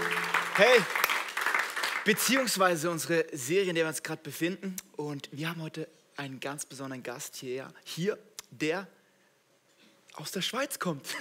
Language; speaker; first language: German; native; German